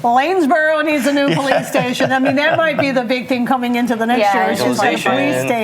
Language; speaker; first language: English; native; English